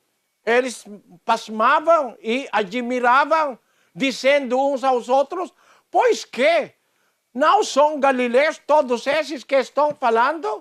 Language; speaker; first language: Portuguese; non-native, learner; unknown